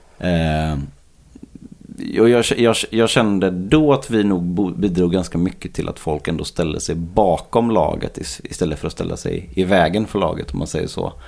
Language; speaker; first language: Swedish; native; Swedish